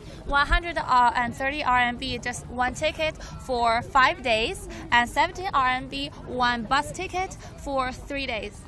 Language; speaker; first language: English; non-native, fluent; Chinese